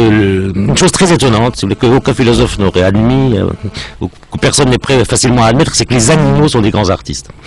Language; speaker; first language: French; native; French